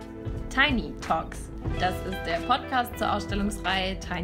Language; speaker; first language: German; native; German